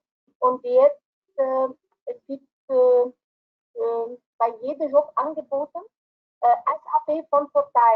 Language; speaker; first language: German; non-native, learner; Arabic